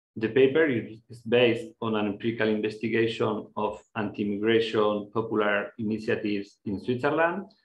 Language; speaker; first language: English; non-native, fluent; Spanish